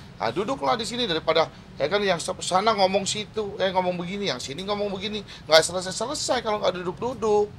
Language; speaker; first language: Indonesian; native; Indonesian